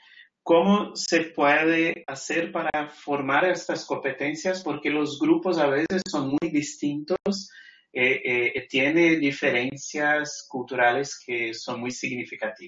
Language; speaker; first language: Spanish; non-native, fluent; Portuguese